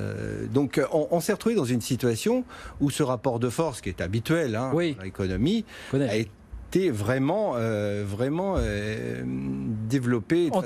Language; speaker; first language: French; native; French